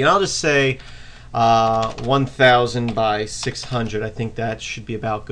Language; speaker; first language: English; native; English